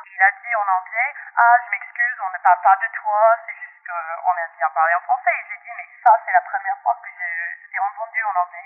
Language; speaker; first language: French; non-native, local second language; English